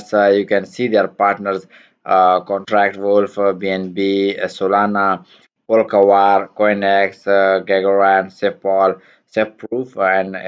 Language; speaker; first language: English; non-native, learner; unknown